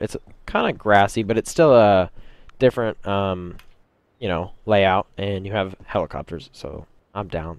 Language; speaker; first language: English; native; English